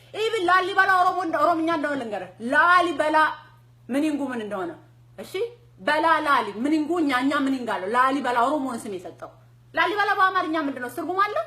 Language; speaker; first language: Amharic; non-native, local second language; Oromo